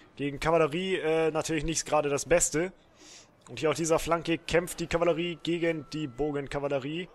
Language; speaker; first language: German; native; German